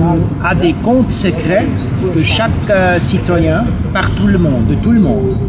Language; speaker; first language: French; non-native, learner; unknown